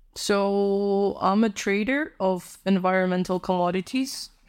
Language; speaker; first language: English; non-native, fluent; Polish